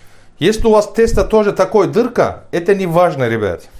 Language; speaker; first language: Russian; non-native, learner; Turkish